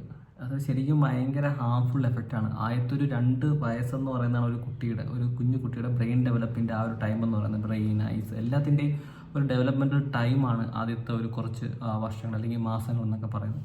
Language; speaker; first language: Malayalam; native; Malayalam